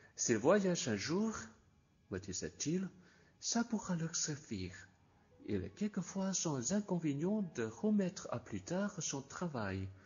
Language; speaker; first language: French; non-native, learner; Chinese